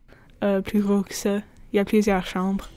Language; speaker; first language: French; non-native, local second language; English